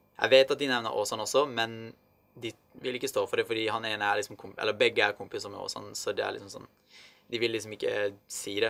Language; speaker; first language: Norwegian; early bilingual, other home language; Arabic